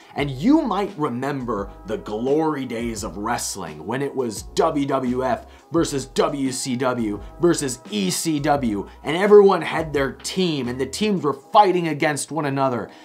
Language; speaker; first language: English; native; English